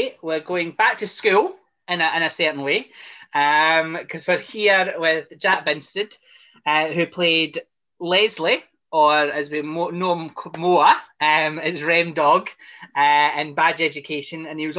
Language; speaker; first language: English; native; English